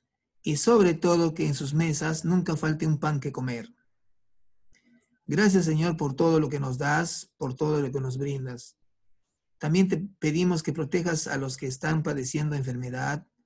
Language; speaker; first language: Spanish; native; Spanish